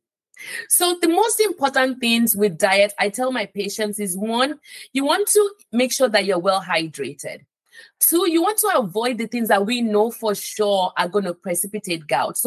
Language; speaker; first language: English; non-native, local second language; Yoruba